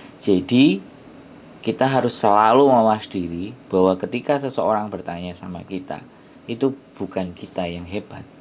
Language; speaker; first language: Indonesian; non-native, local second language; Javanese